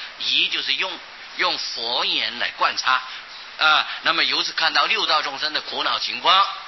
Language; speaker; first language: Chinese; non-native, local second language; Hakka Chinese